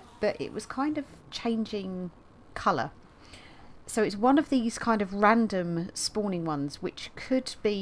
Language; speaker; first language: English; native; English